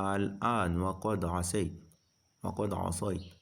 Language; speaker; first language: Arabic; non-native, fluent; French